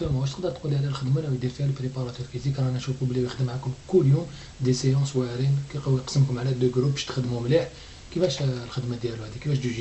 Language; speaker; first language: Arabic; native; Arabic